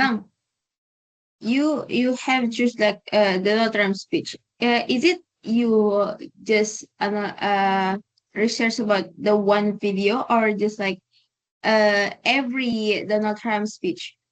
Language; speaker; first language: English; non-native, learner; Indonesian